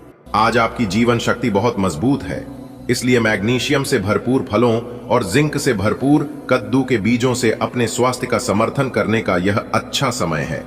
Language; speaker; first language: Hindi; native; Hindi